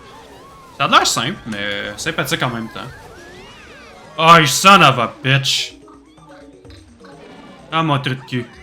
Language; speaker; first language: French; native; French